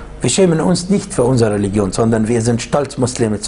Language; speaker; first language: German; non-native, fluent; Arabic